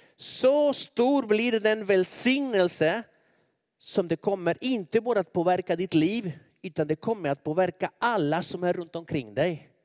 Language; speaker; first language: Swedish; non-native, fluent; Spanish